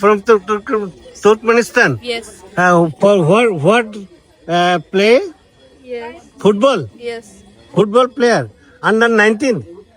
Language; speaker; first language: English; non-native, learner; Bangla